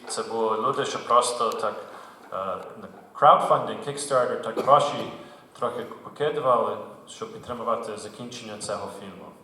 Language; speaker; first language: Ukrainian; early bilingual, heritage; Ukrainian